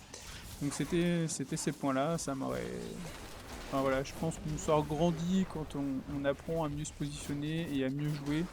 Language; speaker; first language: French; native; French